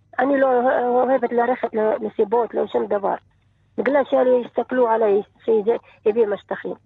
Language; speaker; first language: Hebrew; non-native, learner; Arabic